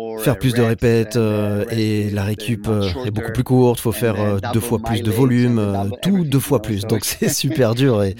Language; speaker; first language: French; non-native, fluent; Polish